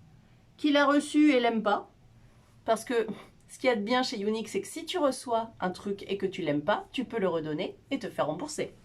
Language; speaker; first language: French; native; French